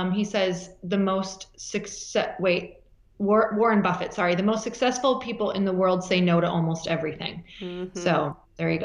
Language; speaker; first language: English; native; English